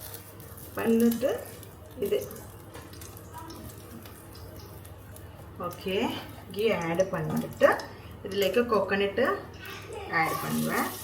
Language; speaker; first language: Tamil; non-native, learner; Malayalam